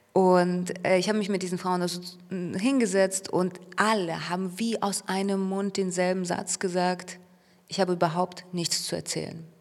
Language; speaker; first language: German; early bilingual, other home language; Russian